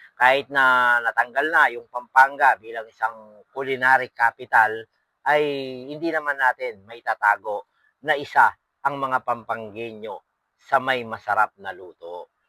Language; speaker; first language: Filipino; non-native, local second language; Pampanga